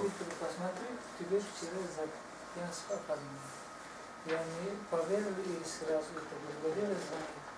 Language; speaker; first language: Russian; non-native, learner; Tajik